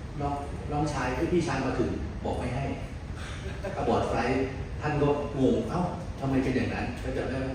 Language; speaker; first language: Thai; native; Thai